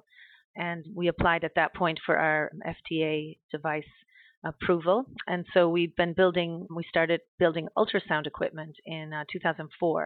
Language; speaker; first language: English; native; English